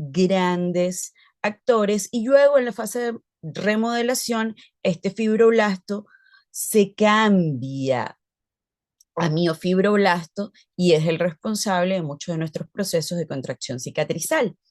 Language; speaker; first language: Spanish; native; Spanish